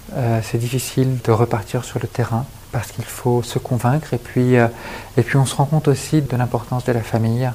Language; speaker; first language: French; native; French